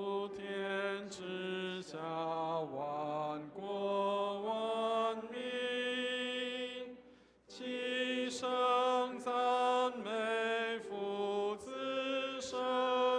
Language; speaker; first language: Chinese; native; Chinese